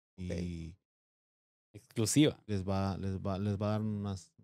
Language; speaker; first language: Spanish; native; Spanish